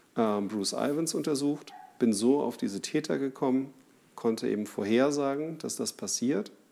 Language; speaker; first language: German; native; German